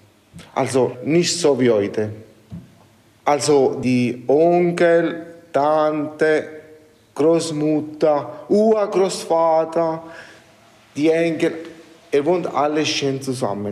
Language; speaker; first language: German; non-native, learner; Italian